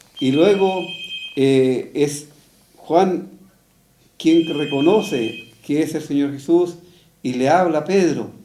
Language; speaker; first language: Spanish; native; Spanish